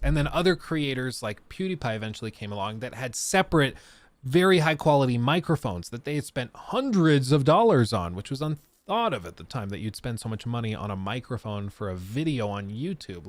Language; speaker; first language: English; native; English